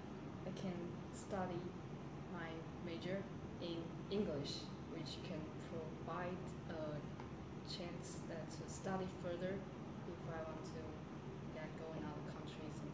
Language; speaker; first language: English; non-native, learner; Chinese